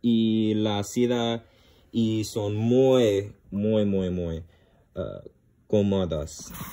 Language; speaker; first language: Spanish; non-native, learner; English